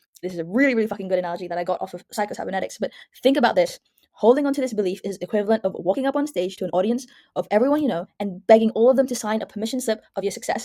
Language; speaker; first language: English; native; English